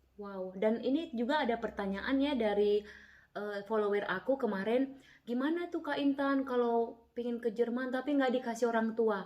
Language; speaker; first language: Indonesian; native; Indonesian